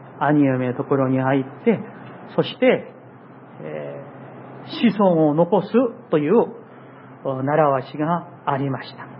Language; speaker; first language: Japanese; non-native, fluent; Korean